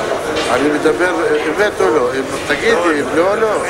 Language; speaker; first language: Hebrew; non-native, learner; Arabic